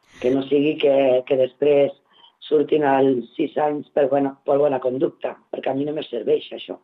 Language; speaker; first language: Catalan; non-native, local second language; Spanish